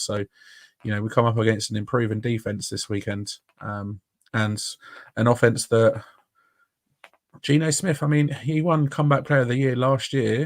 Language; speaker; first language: English; native; English